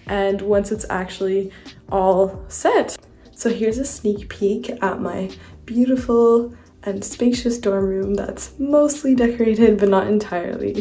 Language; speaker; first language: English; native; English